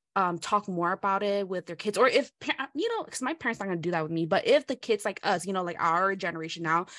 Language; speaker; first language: English; early bilingual, other home language; Hmong